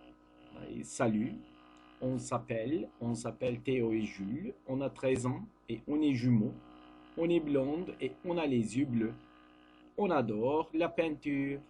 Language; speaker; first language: French; non-native, learner; Turkish